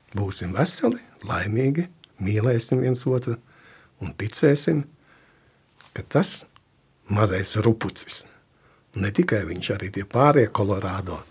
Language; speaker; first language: Latvian; native; Latvian